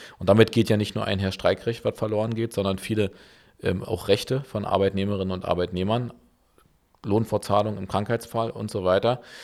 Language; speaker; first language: German; native; German